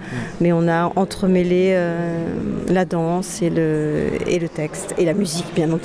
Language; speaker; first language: French; native; French